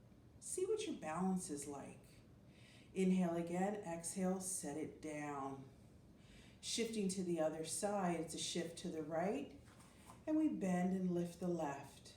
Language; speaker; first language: English; native; English